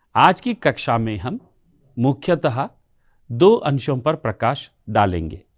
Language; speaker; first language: Hindi; non-native, local second language; Telugu